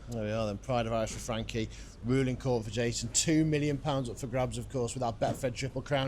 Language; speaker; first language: English; native; English